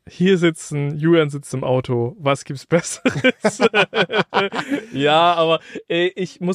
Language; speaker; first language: German; native; German